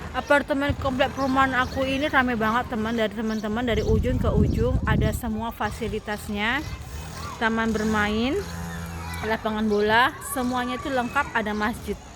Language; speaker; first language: Indonesian; native; Indonesian